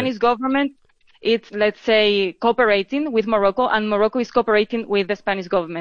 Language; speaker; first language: English; non-native, fluent; Spanish